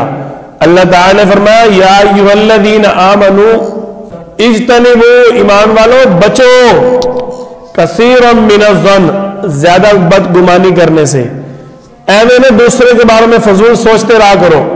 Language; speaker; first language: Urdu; non-native, local second language; Punjabi